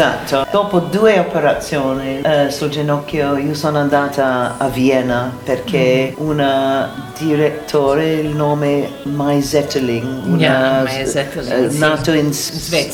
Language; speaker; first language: Italian; non-native, learner; English